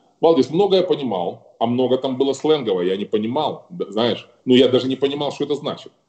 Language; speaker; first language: Russian; native; Russian